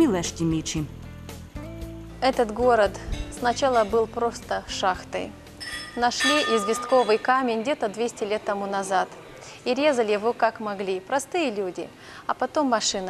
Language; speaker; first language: Russian; non-native, local second language; Romanian